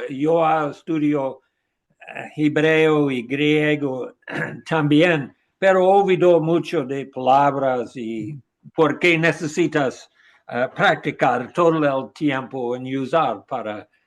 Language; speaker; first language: Spanish; non-native, learner; English